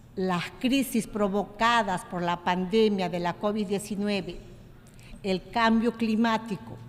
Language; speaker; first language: Spanish; native; Spanish